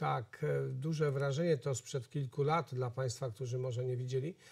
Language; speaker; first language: Polish; native; Polish